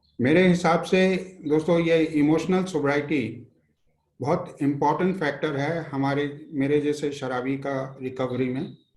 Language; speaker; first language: Hindi; non-native, local second language; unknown